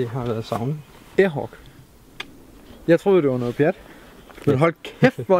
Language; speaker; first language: Danish; native; Danish